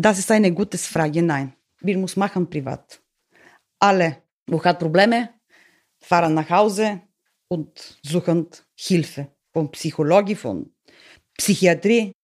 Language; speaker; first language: German; non-native, learner; Bulgarian